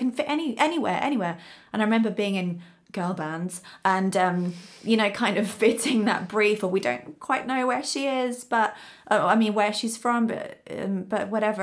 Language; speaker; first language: English; native; English